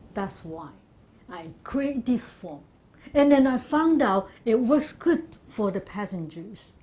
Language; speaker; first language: English; non-native, learner; Chinese